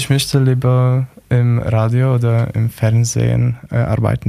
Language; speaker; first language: German; non-native, learner; Polish